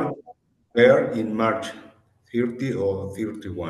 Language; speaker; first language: English; non-native, learner; Spanish